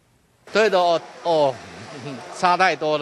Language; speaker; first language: Chinese; native; Chinese